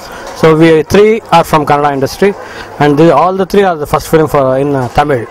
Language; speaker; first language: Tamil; non-native, local second language; Kannada